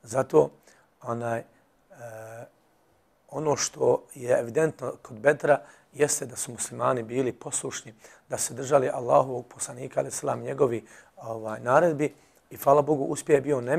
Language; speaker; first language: Serbian; native; Serbian